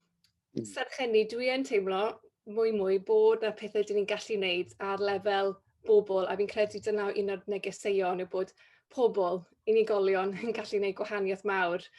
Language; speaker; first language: Welsh; native; Welsh